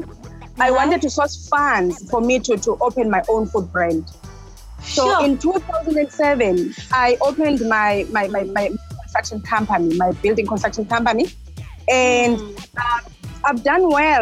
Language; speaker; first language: English; non-native, local second language; Xhosa